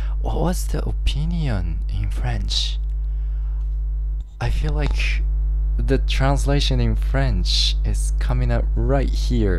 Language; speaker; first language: English; non-native, fluent; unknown